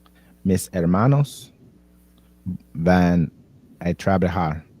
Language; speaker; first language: Spanish; non-native, learner; English